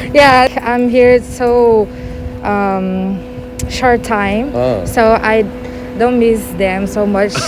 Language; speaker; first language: English; non-native, learner; Portuguese